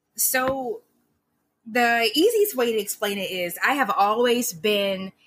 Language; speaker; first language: English; native; English